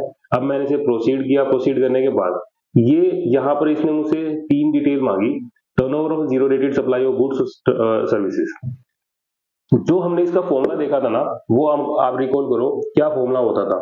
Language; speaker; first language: Hindi; native; Hindi